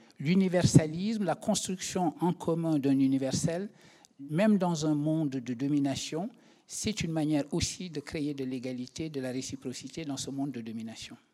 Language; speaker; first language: French; non-native, local second language; Wolof